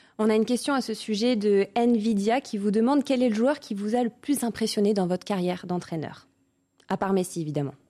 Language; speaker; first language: French; native; French